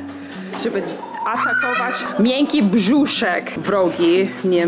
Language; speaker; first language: Polish; non-native, fluent; English